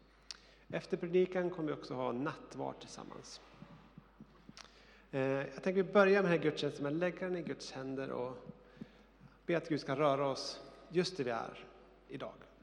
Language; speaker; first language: Swedish; native; Swedish